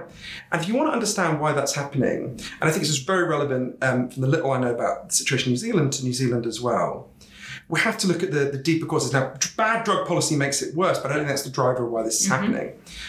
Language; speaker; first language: English; native; English